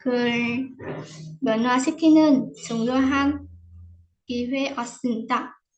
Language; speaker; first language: Korean; non-native, fluent; Vietnamese